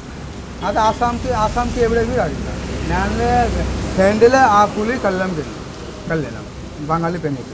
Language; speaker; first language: Malayalam; non-native, learner; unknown